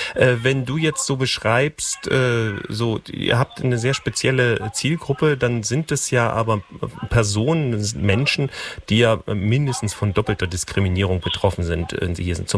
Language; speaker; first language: German; native; German